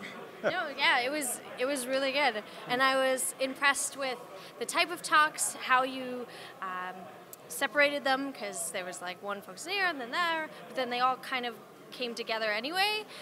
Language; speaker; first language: English; native; English